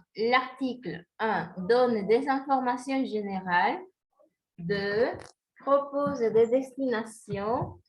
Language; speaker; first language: French; non-native, fluent; Spanish